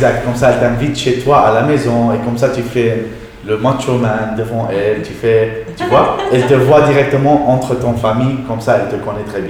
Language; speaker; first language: French; non-native, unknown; Arabic